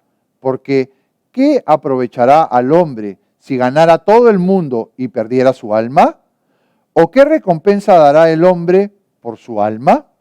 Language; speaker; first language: Spanish; native; Spanish